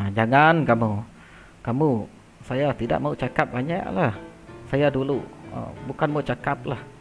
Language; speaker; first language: Malay; non-native, local second language; Iban